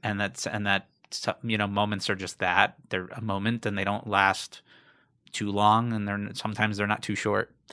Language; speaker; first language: English; native; English